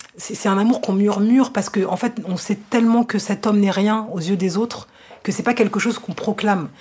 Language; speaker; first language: French; native; French